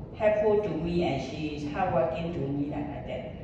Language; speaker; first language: English; non-native, learner; Burmese